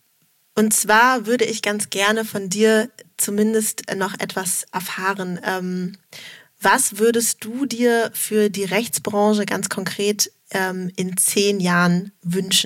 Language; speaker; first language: German; native; German